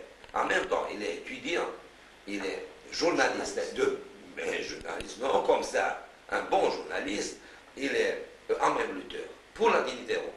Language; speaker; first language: French; non-native, fluent; Romanian